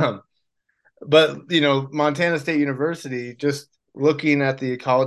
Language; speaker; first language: English; native; English